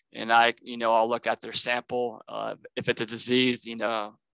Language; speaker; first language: English; native; English